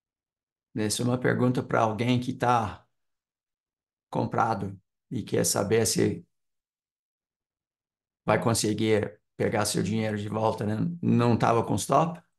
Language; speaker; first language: Portuguese; non-native, fluent; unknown